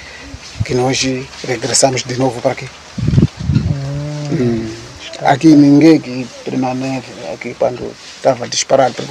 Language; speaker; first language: Portuguese; non-native, local second language; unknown